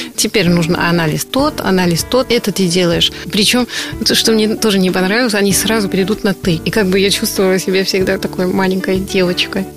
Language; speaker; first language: Russian; non-native, fluent; German